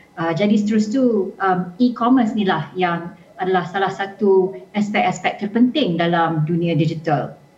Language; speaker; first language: Malay; native; Malay